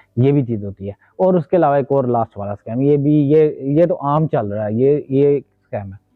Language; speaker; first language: Urdu; non-native, local second language; Punjabi